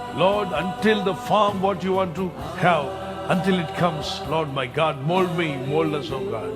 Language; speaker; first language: English; non-native, local second language; Telugu